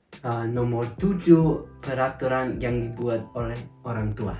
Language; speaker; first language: Indonesian; non-native, fluent; German